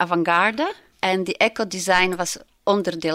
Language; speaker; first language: Dutch; non-native, learner; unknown